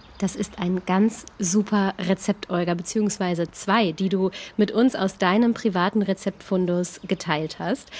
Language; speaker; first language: German; native; German